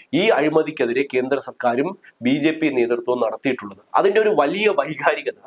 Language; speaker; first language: Malayalam; native; Malayalam